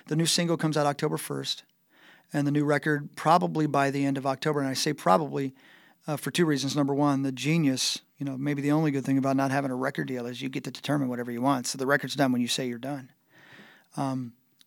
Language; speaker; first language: English; native; English